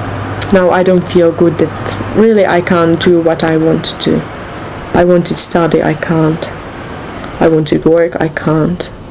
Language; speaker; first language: English; non-native, learner; Czech